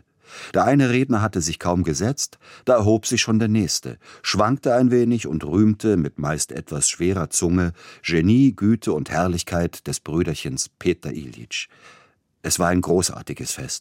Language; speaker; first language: German; native; German